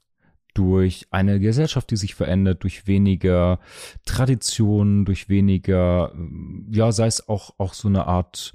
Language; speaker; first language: German; native; German